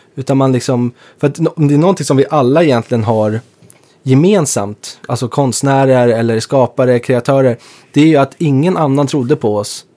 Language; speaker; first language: Swedish; native; Swedish